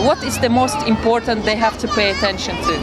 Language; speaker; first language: English; non-native, fluent; Russian